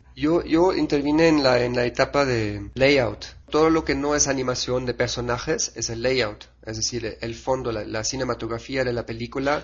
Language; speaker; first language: Spanish; non-native, fluent; German